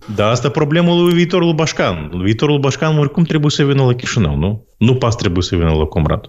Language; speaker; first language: Romanian; non-native, local second language; Gagauz